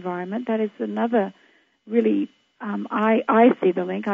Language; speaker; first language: English; native; English